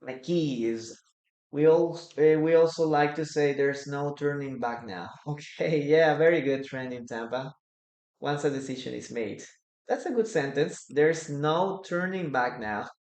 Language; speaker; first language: English; non-native, fluent; Spanish